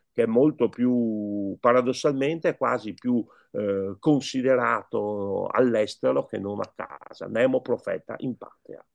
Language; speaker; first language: Italian; native; Italian